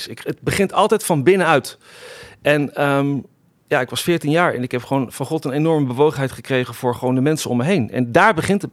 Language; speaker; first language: Dutch; native; Dutch